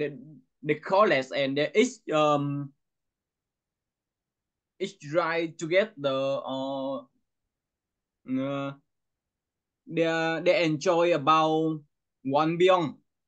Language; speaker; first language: English; non-native, learner; Vietnamese